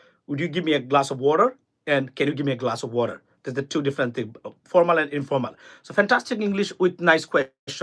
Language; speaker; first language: English; non-native, local second language; Bangla